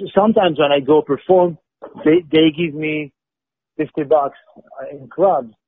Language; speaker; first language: English; non-native, fluent; Arabic